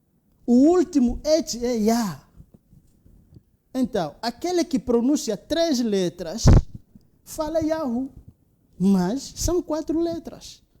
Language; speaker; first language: Portuguese; non-native, local second language; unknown